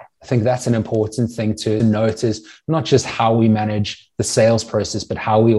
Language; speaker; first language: English; native; English